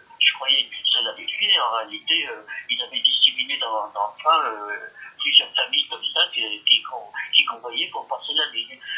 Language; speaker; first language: French; early bilingual, other home language; Yiddish